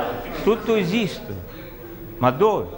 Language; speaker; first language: Italian; non-native, learner; Russian